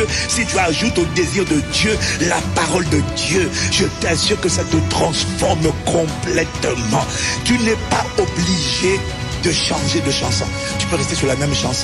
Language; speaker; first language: French; native; French